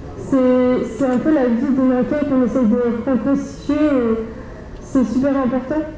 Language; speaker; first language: French; native; French